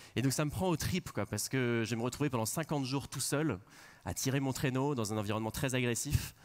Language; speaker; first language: French; native; French